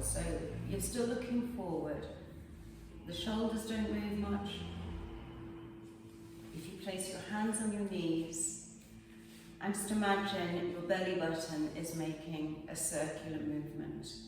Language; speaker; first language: English; native; English